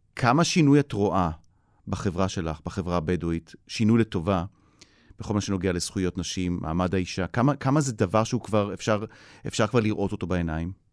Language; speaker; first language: Hebrew; native; Hebrew